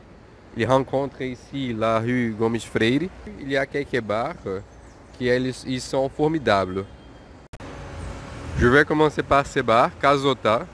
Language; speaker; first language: French; non-native, fluent; Portuguese